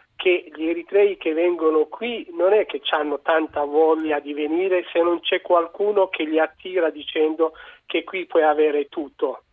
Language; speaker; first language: Italian; non-native, fluent; Tigrinya